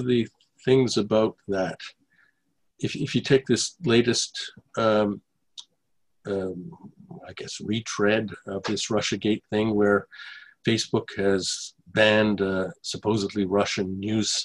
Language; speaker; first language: English; native; English